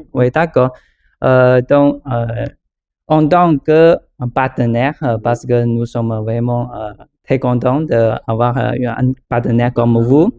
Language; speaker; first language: French; non-native, learner; Chinese